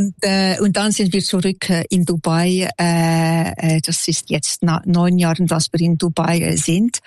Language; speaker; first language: German; non-native, local second language; French